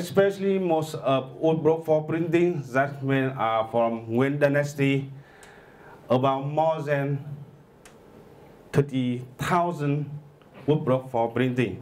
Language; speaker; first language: English; non-native, learner; Vietnamese